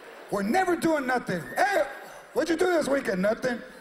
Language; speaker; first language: English; early bilingual, other home language; Spanish